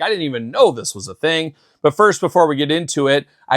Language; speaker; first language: English; native; English